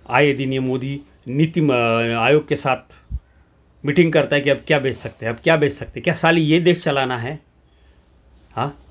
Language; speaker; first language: Hindi; native; Hindi